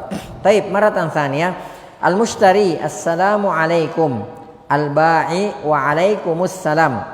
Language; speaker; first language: Arabic; non-native, fluent; Indonesian